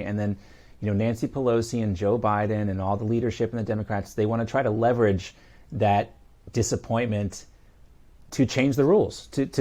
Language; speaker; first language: English; native; English